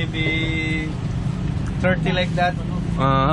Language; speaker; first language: English; non-native, learner; Filipino